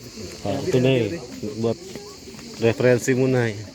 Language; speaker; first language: Indonesian; native; Indonesian